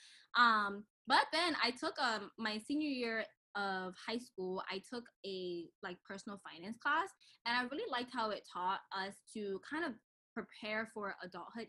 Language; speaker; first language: English; non-native, local second language; French